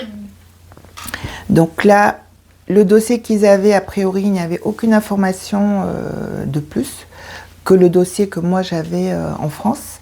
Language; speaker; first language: French; early bilingual, other home language; Korean